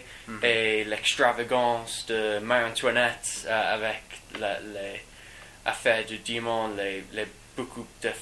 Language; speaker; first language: French; non-native, learner; English